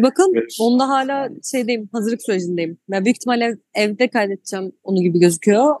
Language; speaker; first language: Turkish; native; Turkish